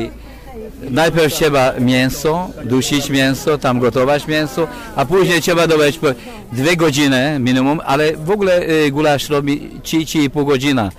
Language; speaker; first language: Polish; non-native, learner; Hungarian